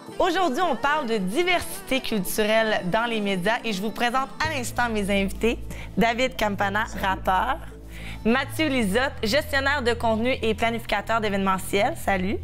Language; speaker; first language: French; native; French